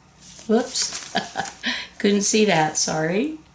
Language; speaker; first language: English; native; English